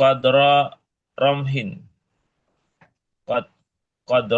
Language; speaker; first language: Arabic; non-native, learner; Indonesian